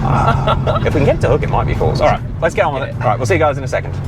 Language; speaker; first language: English; native; English